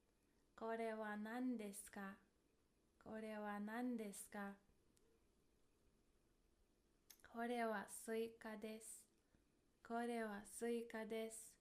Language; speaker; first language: Japanese; non-native, fluent; English